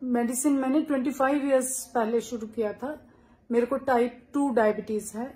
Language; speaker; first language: Hindi; native; Hindi